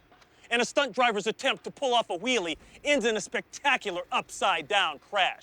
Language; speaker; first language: English; native; English